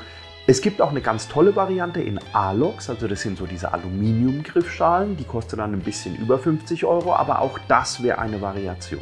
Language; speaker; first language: German; native; German